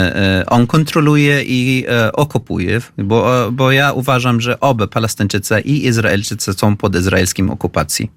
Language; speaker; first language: Polish; non-native, fluent; Arabic